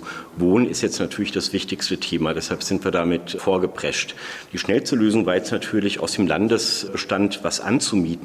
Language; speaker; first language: German; native; German